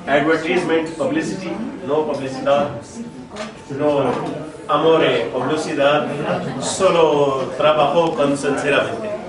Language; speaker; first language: Spanish; non-native, learner; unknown